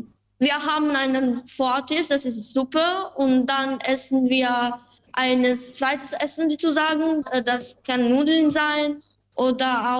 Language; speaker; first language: German; non-native, learner; Albanian